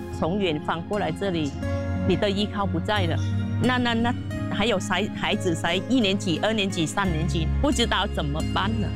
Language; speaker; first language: Chinese; non-native, fluent; Vietnamese